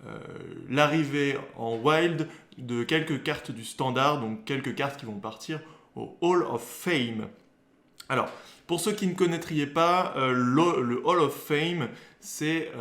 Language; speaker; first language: French; native; French